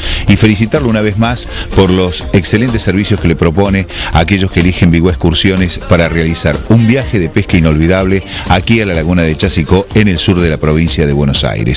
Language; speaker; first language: Spanish; native; Spanish